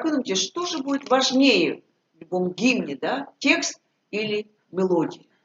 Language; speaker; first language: Russian; native; Russian